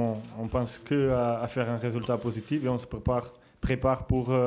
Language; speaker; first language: French; non-native, fluent; Portuguese